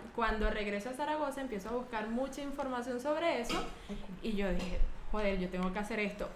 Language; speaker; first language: Spanish; native; Spanish